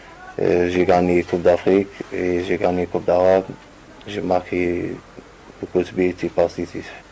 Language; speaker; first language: French; non-native, local second language; Arabic